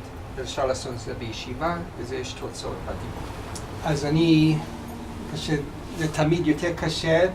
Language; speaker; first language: Hebrew; non-native, fluent; English